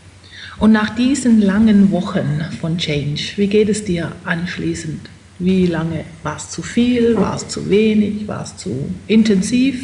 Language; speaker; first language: German; native; German